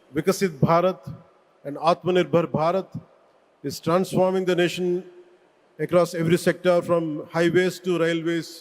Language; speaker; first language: English; non-native, local second language; Telugu